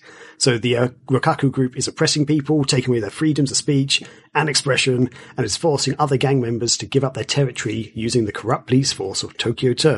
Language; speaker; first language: English; native; English